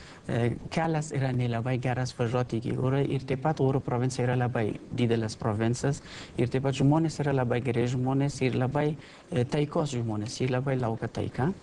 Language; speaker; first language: Lithuanian; non-native, learner; Persian